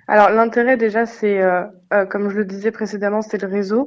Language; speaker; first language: French; native; French